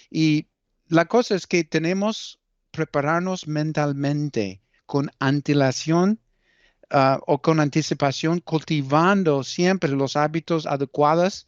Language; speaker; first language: Spanish; early bilingual, heritage; Spanish